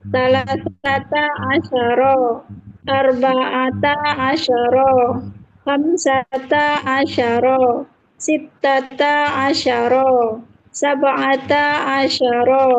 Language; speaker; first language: Arabic; non-native, learner; Indonesian